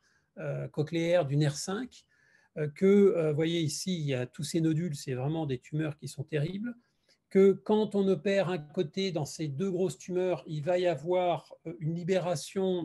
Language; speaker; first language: French; native; French